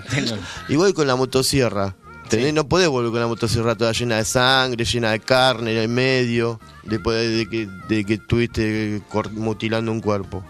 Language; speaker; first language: Spanish; native; Spanish